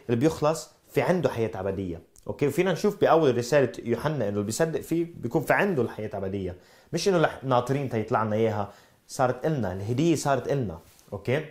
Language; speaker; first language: Arabic; early bilingual, heritage; Arabic